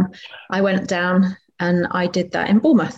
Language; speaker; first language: English; native; English